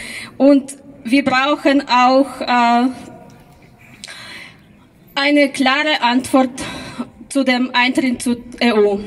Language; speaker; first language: German; non-native, fluent; Ukrainian